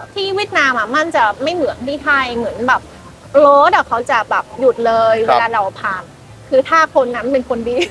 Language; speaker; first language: Thai; non-native, fluent; Vietnamese